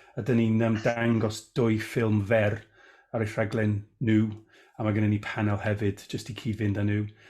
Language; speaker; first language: Welsh; non-native, local second language; English